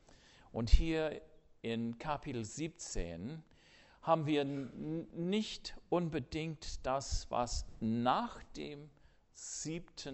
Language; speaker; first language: German; non-native, fluent; English